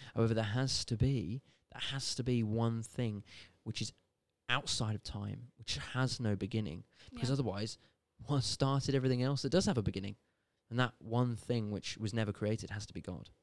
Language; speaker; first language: English; native; English